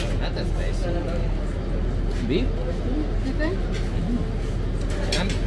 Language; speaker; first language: English; non-native, learner; Japanese